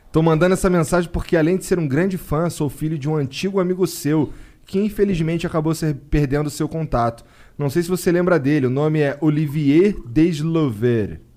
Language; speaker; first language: Portuguese; native; Portuguese